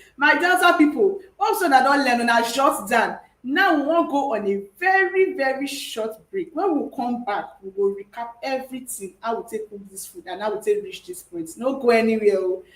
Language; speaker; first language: Nigerian Pidgin; native; Nigerian Pidgin